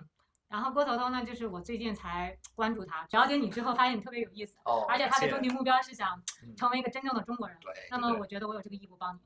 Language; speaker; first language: Chinese; native; Chinese